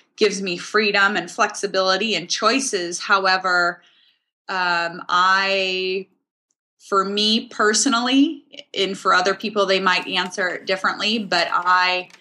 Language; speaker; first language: English; native; English